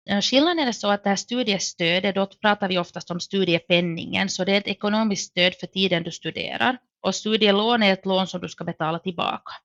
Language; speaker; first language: Swedish; native; Swedish